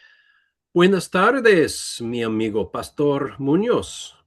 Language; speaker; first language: Spanish; non-native, learner; English